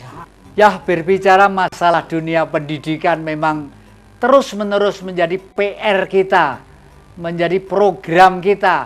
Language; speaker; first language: Indonesian; native; Indonesian